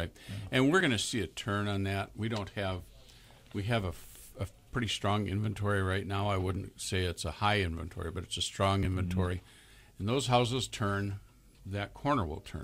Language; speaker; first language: English; native; English